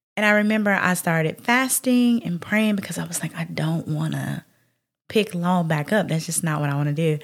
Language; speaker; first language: English; native; English